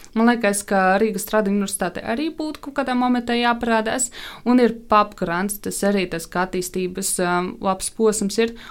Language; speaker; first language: Latvian; non-native, local second language; Russian